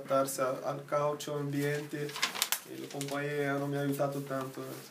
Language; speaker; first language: Italian; non-native, learner; Portuguese